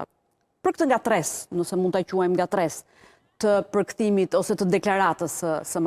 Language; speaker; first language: Albanian; native; Albanian